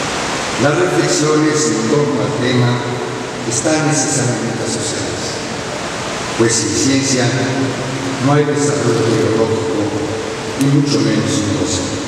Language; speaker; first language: Spanish; native; Spanish